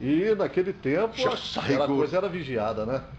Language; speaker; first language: Portuguese; native; Portuguese